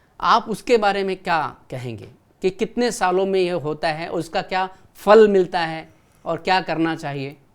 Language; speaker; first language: Hindi; native; Hindi